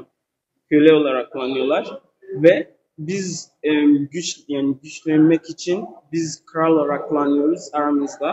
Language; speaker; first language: Turkish; non-native, learner; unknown